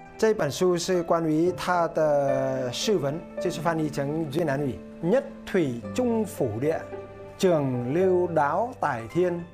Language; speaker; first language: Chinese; non-native, fluent; Vietnamese